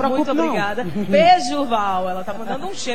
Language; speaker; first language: Portuguese; native; Portuguese